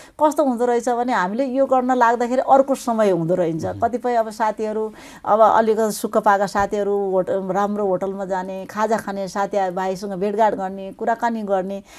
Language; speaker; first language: Nepali; native; Nepali